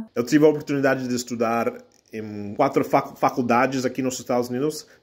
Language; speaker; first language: Portuguese; non-native, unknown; English